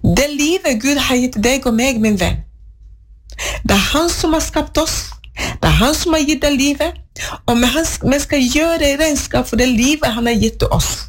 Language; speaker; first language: Norwegian; non-native, learner; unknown